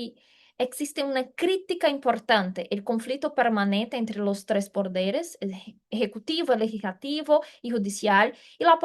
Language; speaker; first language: Spanish; non-native, fluent; Portuguese